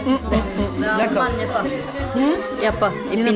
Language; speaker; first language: French; non-native, learner; Romany